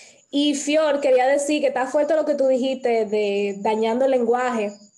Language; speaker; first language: Spanish; early bilingual, heritage; Spanish